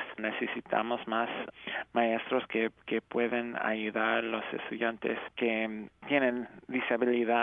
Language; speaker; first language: Spanish; non-native, fluent; English